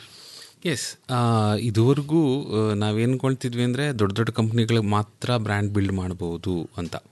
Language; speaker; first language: Kannada; native; Kannada